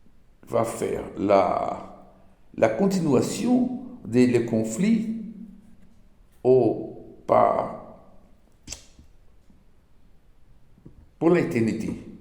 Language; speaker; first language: French; non-native, learner; Portuguese